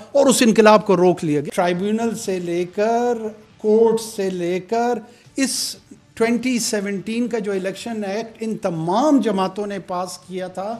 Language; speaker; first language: Urdu; non-native, local second language; Pashto